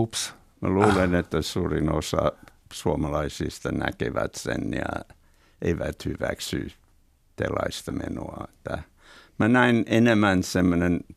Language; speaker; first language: Finnish; non-native, fluent; English